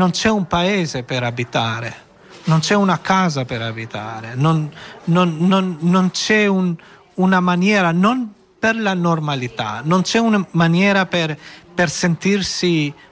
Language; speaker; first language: Italian; non-native, fluent; Albanian